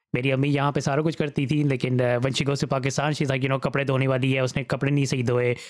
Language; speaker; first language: Urdu; early bilingual, heritage; Hindi